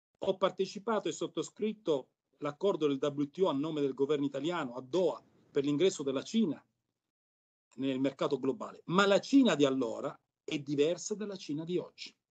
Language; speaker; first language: Italian; native; Italian